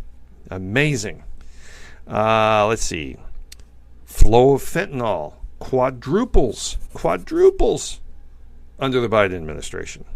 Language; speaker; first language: English; native; English